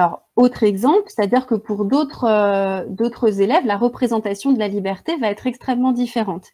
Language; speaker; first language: French; native; French